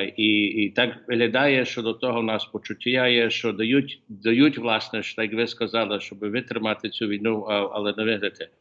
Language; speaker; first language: Ukrainian; early bilingual, heritage; Ukrainian